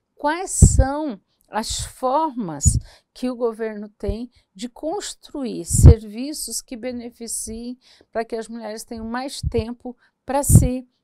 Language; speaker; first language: Portuguese; native; Portuguese